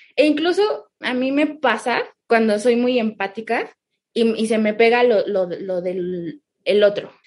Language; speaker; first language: Spanish; early bilingual, heritage; Spanish